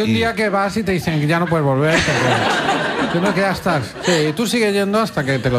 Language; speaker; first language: Spanish; native; Spanish